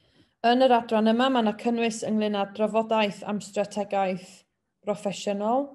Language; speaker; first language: Welsh; native; Welsh